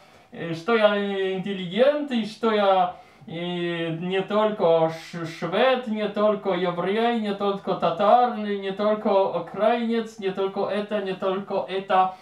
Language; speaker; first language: Russian; non-native, learner; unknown